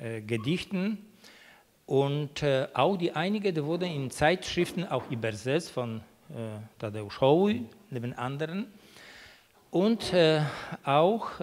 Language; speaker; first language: German; non-native, fluent; Polish